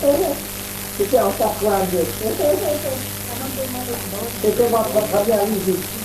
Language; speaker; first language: French; non-native, learner; Khmer